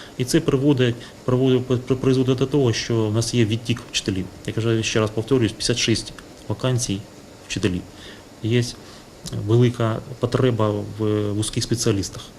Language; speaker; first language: Ukrainian; native; Ukrainian